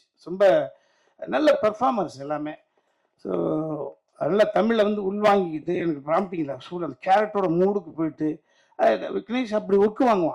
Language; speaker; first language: Tamil; native; Tamil